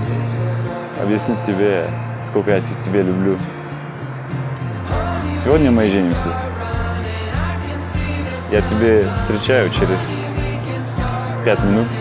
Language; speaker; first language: Russian; non-native, learner; Bulgarian